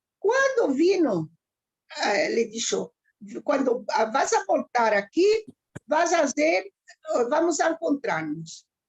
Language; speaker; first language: Spanish; early bilingual, heritage; Ladino